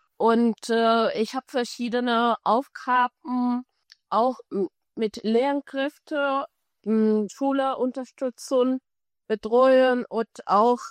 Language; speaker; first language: German; non-native, fluent; Spanish